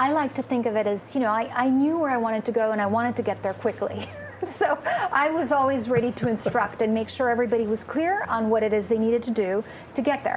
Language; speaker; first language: English; non-native, fluent; Romanian